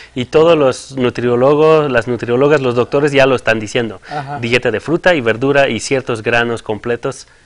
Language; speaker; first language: Spanish; non-native, fluent; French